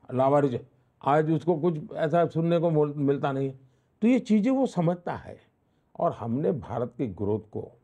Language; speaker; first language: Hindi; non-native, local second language; Gujarati